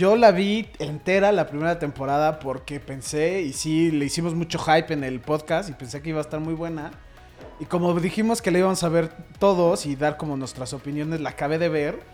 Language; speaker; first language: Spanish; native; Spanish